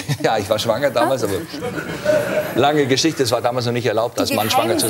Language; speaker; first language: German; native; German